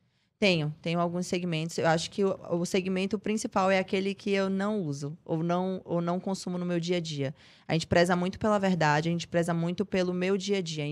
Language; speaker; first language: Portuguese; native; Portuguese